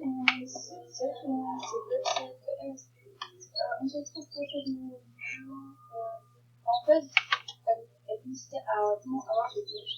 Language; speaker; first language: French; native; French